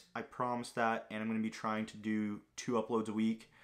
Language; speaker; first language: English; non-native, fluent; Greek